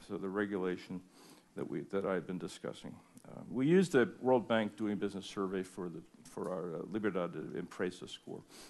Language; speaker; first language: English; native; English